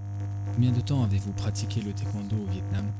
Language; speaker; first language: French; native; French